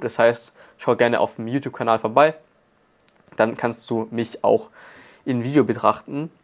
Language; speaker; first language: German; native; German